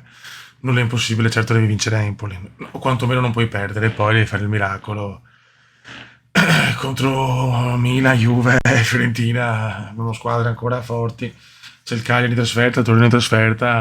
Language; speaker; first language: Italian; native; Italian